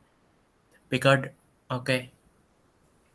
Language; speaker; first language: English; non-native, learner; Vietnamese